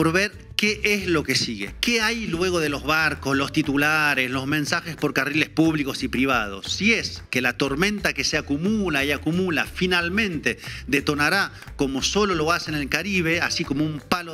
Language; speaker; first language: Spanish; native; Spanish